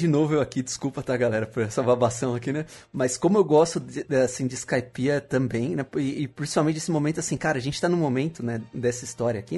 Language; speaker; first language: Portuguese; native; Portuguese